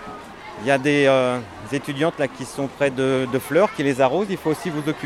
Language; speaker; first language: French; native; French